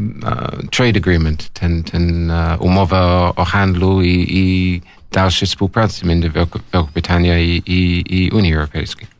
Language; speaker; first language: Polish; non-native, fluent; English